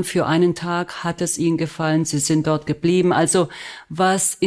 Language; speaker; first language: German; non-native, fluent; Spanish